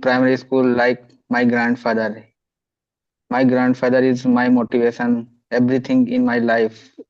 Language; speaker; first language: English; non-native, learner; Hindi